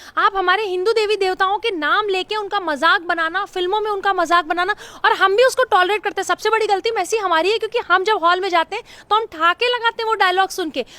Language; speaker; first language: Hindi; native; Hindi